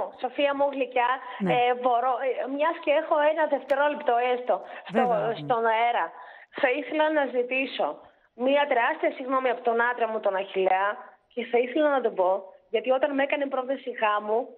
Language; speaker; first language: Greek; early bilingual, other home language; Russian